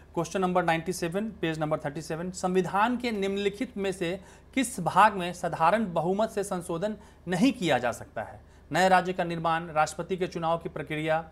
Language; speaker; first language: Hindi; native; Hindi